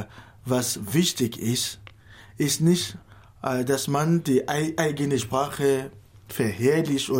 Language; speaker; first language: German; non-native, fluent; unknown